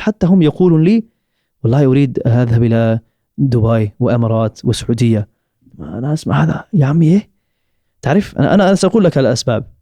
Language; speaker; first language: Arabic; non-native, fluent; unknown